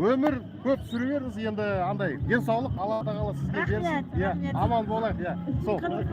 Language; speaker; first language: Kazakh; non-native, local second language; Russian